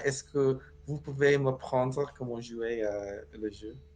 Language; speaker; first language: French; non-native, learner; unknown